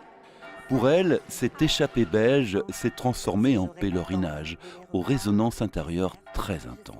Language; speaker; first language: French; native; French